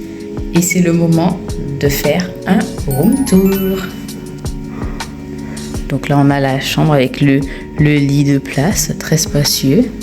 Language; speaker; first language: French; native; French